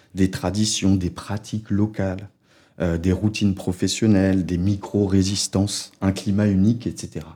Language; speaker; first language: French; native; French